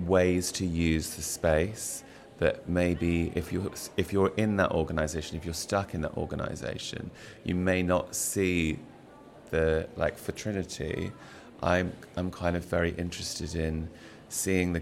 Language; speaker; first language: English; native; English